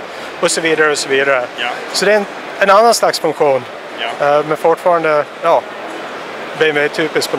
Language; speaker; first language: Swedish; native; Swedish